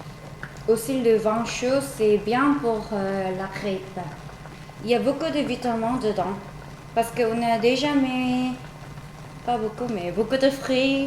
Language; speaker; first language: French; non-native, learner; Korean